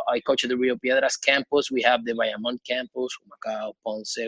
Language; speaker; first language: English; non-native, fluent; Spanish